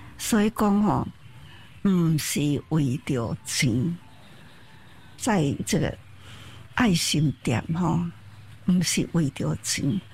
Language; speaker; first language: Chinese; non-native, local second language; Min Nan Chinese